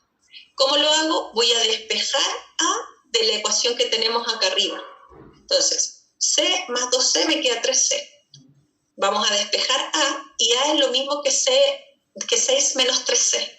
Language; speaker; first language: Spanish; native; Spanish